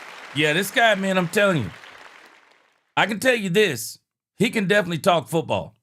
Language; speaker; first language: English; native; English